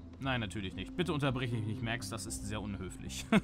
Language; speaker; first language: German; native; German